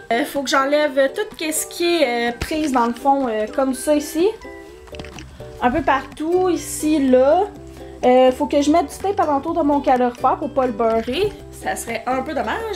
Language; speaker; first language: French; native; French